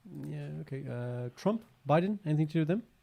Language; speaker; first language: English; early bilingual, other home language; Punjabi